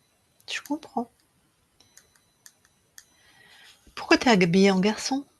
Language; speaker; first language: French; native; French